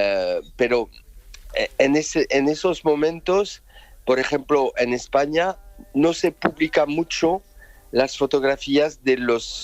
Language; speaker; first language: Spanish; non-native, fluent; French